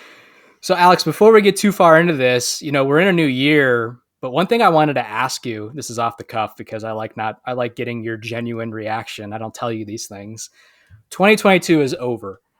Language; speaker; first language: English; native; English